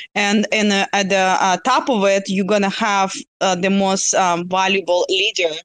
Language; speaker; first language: English; non-native, fluent; Russian